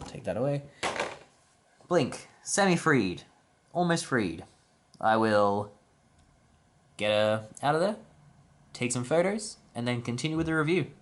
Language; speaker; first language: English; native; English